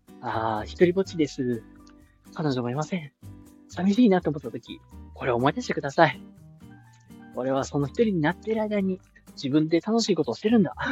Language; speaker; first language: Japanese; native; Japanese